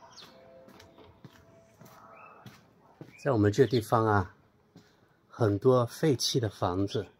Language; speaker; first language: Chinese; native; Chinese